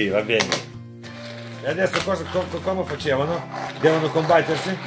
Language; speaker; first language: Italian; non-native, fluent; Russian